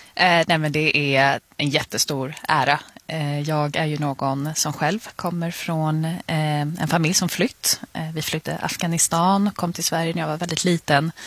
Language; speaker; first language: Swedish; early bilingual, other home language; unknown